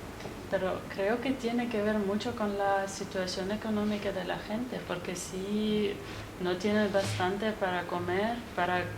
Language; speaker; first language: Spanish; non-native, fluent; German